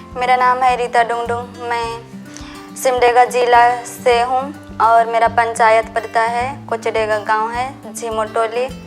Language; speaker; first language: Hindi; non-native, local second language; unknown